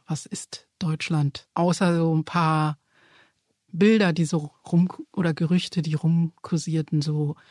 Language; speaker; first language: German; early bilingual, other home language; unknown